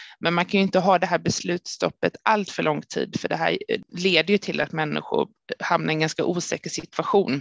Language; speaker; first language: Swedish; native; Swedish